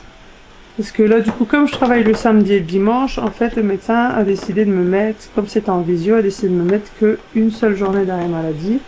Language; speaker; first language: French; native; French